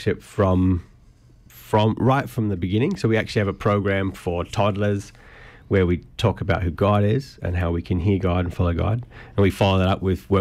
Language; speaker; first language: English; native; English